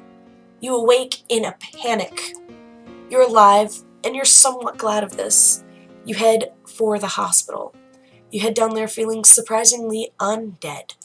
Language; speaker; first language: English; native; English